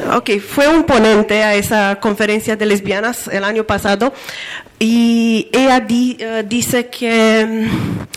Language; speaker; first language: Spanish; non-native, fluent; Romanian